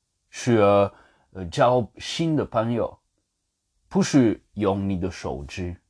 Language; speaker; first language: Chinese; non-native, fluent; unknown